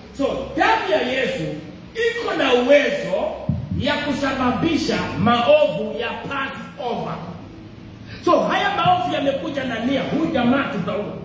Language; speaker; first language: Swahili; non-native, local second language; Luyia